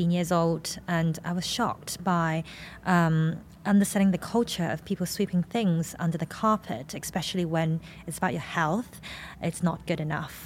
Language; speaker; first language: English; non-native, local second language; Cantonese